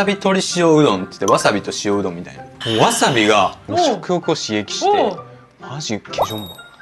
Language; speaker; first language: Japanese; native; Japanese